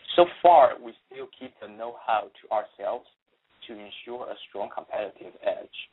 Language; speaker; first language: English; non-native, fluent; Chinese